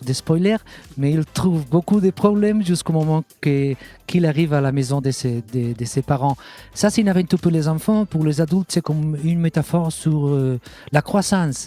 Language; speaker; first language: French; non-native, fluent; Catalan